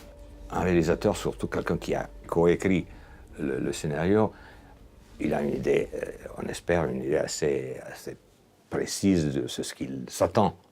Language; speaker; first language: French; non-native, fluent; Italian